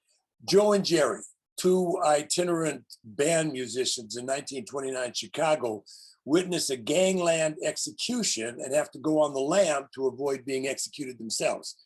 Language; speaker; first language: English; native; English